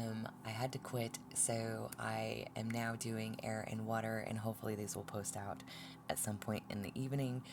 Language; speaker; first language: English; native; English